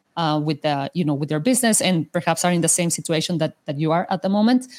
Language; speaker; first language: English; non-native, fluent; Spanish